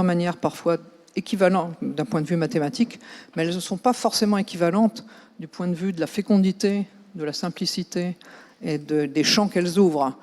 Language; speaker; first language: French; native; French